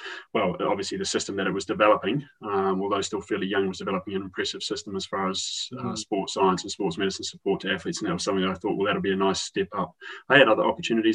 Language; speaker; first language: English; native; English